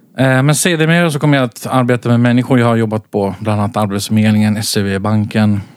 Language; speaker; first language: Swedish; early bilingual, other home language; Central Kurdish